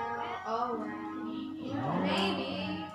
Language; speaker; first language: English; non-native, learner; Indonesian